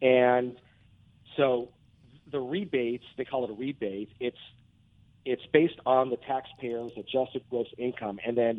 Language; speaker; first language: English; native; English